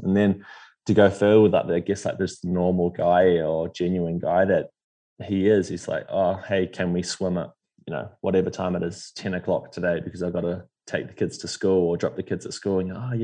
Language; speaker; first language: English; native; English